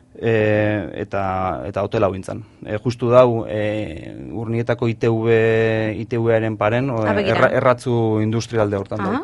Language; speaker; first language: Basque; native; Basque